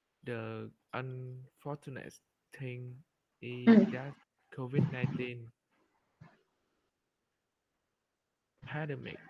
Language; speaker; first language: English; non-native, learner; Vietnamese